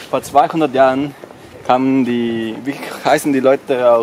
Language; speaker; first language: German; non-native, learner; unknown